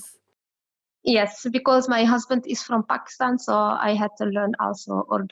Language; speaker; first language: English; non-native, learner; Arabic